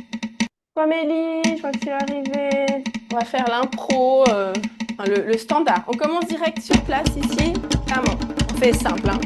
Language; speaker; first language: French; native; French